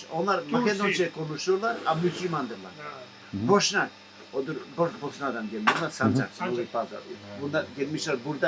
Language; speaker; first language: Turkish; non-native, local second language; Albanian